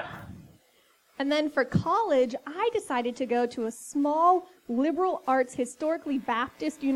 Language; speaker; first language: English; native; English